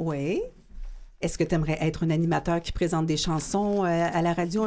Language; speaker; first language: French; native; French